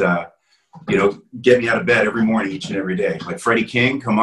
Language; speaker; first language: English; native; English